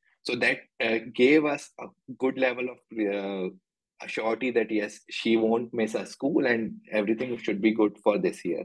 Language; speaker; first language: English; non-native, local second language; Hindi